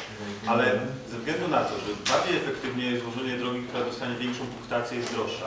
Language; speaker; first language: Polish; native; Polish